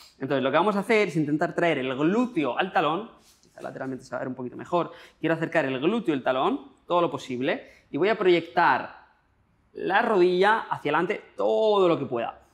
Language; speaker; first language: Spanish; native; Spanish